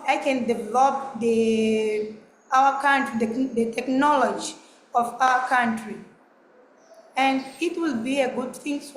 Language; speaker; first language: English; non-native, learner; Portuguese